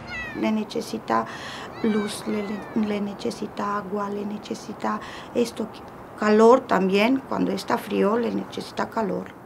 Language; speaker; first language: Spanish; non-native, learner; Romanian